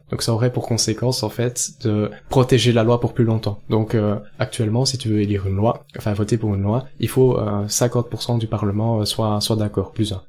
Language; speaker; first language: French; native; French